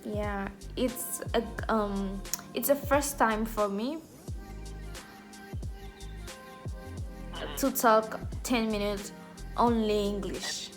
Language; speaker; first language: English; non-native, learner; Haitian Creole